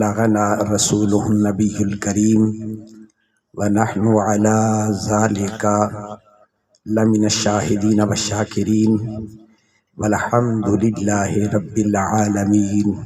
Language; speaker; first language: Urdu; non-native, local second language; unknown